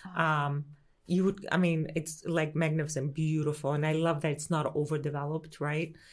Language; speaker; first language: English; early bilingual, other home language; Greek